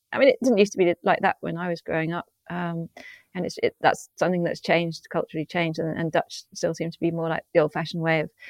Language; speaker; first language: English; native; English